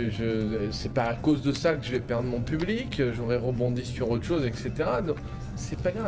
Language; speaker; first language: French; native; French